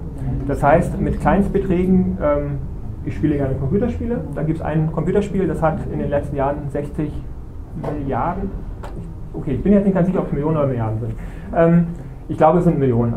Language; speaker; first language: German; native; German